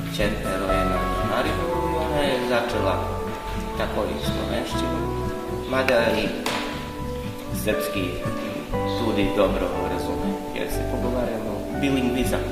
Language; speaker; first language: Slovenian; non-native, learner; Serbian